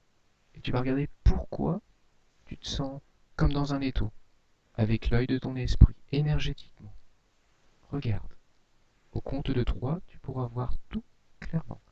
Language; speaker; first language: French; native; French